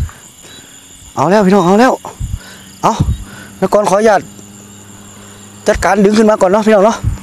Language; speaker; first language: Thai; non-native, local second language; Northeastern Thai